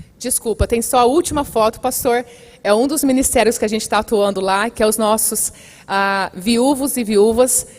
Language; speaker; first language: Portuguese; native; Portuguese